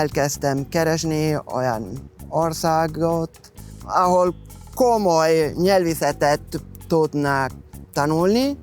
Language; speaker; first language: Hungarian; non-native, fluent; Spanish